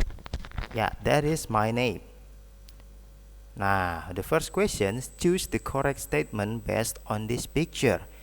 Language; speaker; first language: English; non-native, learner; Indonesian